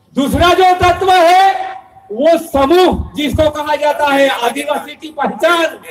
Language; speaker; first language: Hindi; non-native, local second language; Bhili